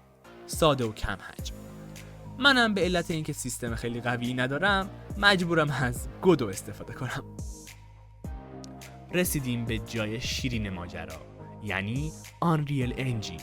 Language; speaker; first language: Persian; native; Persian